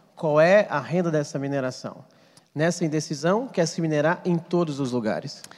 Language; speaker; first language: Portuguese; native; Portuguese